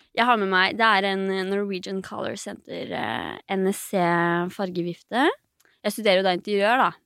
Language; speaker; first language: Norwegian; native; Norwegian